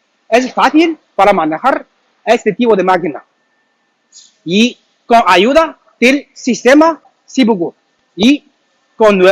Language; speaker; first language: Spanish; non-native, learner; Chinese